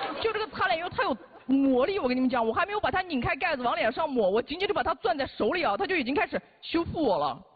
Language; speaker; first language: Chinese; non-native, local second language; Uyghur